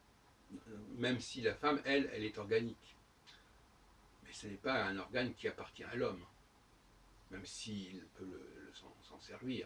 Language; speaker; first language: French; native; French